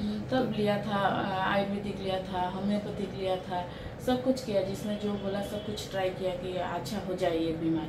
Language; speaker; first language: Hindi; non-native, local second language; Assamese